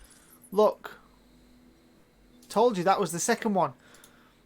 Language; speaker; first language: English; native; English